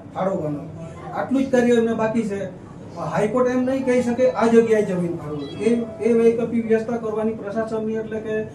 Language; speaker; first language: Gujarati; native; Gujarati